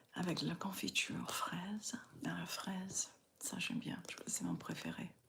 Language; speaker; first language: French; non-native, fluent; English